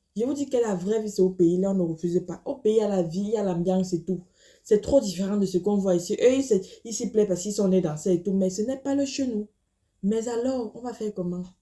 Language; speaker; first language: French; native; French